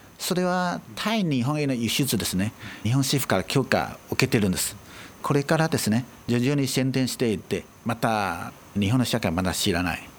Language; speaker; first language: Japanese; non-native, fluent; Chinese